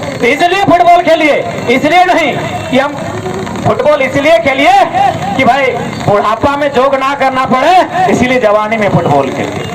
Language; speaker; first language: Hindi; native; Hindi